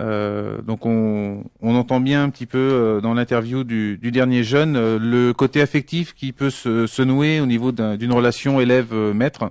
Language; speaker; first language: French; native; French